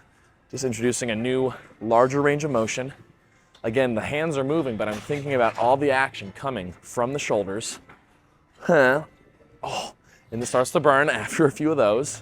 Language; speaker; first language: English; native; English